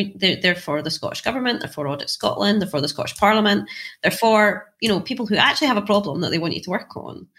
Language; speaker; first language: English; native; English